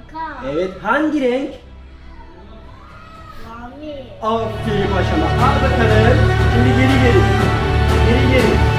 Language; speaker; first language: Turkish; native; Turkish